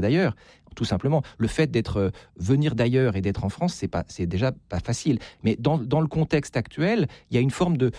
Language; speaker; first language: French; native; French